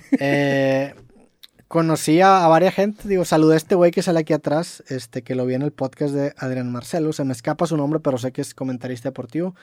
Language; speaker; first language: Spanish; native; Spanish